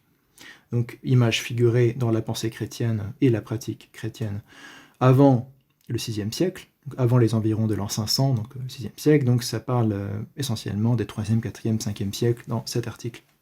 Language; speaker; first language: French; native; French